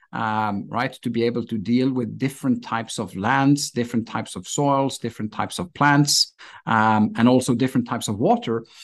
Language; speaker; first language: English; non-native, fluent; Norwegian